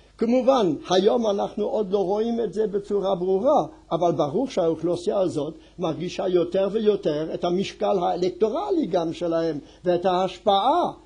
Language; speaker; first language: Hebrew; non-native, fluent; French